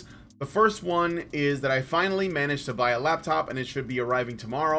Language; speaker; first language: English; native; English